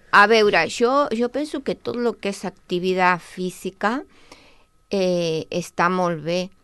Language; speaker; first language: Catalan; non-native, local second language; Spanish